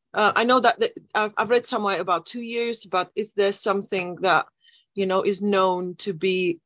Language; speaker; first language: English; non-native, fluent; Czech